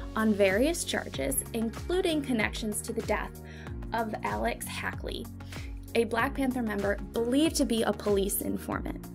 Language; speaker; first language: English; native; English